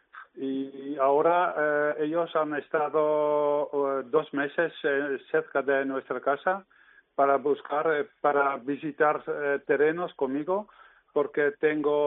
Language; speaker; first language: Spanish; non-native, learner; Dutch